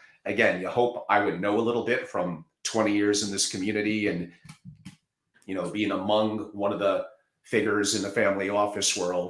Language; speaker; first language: English; native; English